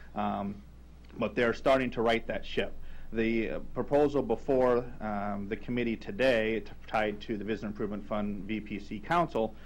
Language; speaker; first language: English; native; English